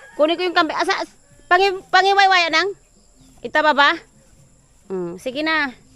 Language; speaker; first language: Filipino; native; Filipino